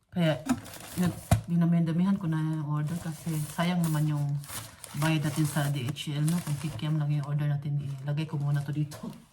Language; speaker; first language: Filipino; non-native, local second language; Cebuano